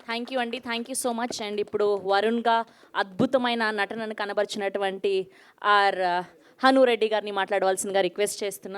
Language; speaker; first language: Telugu; native; Telugu